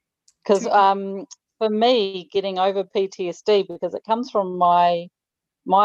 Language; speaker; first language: English; native; English